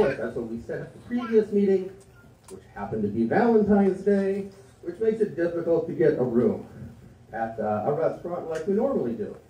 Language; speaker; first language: English; native; English